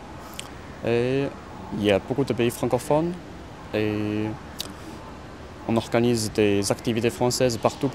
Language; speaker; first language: French; non-native, fluent; Chinese